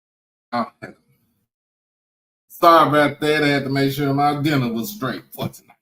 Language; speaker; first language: English; native; English